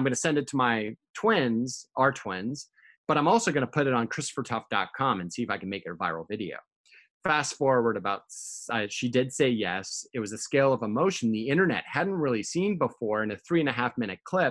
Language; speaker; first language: English; native; English